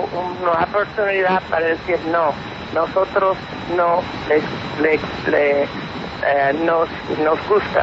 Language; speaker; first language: Spanish; non-native, fluent; English